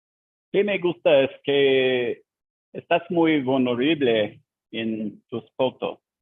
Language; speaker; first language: Spanish; non-native, learner; English